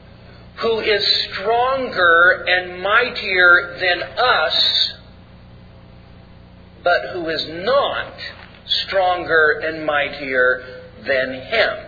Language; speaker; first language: English; native; English